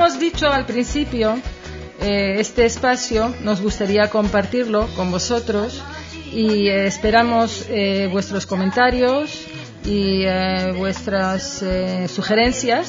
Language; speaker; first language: Spanish; native; Spanish